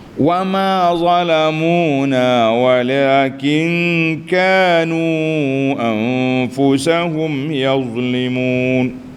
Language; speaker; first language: Malay; native; Malay